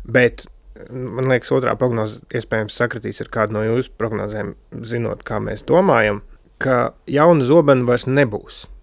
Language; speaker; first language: Latvian; native; Latvian